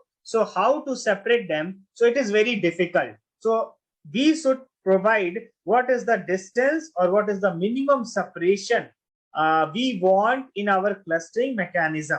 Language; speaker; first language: English; non-native, local second language; Hindi